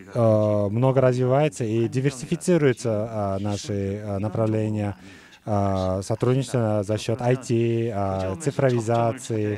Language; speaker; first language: Russian; non-native, fluent; Korean